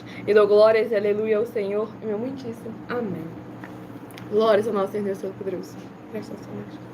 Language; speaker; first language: Portuguese; native; Portuguese